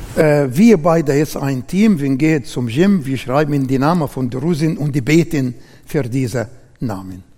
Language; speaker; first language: German; non-native, learner; Arabic